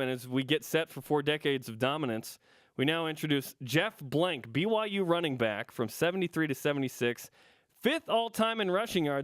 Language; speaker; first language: English; native; English